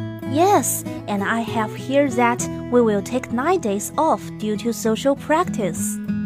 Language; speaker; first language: English; non-native, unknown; Chinese